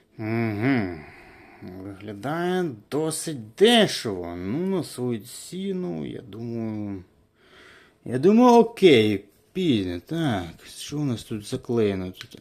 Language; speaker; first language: Ukrainian; non-native, local second language; Russian